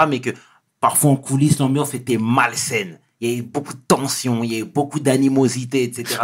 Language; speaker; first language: French; early bilingual, other home language; Wolof